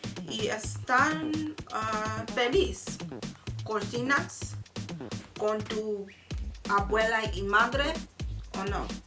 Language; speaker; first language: Spanish; non-native, learner; English